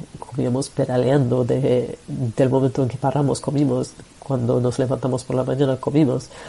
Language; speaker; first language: Spanish; non-native, fluent; French